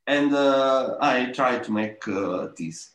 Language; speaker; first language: English; non-native, learner; Italian